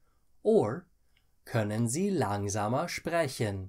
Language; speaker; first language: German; non-native, fluent; English